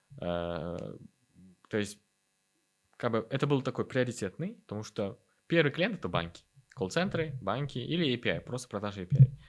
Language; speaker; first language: Russian; non-native, local second language; Uzbek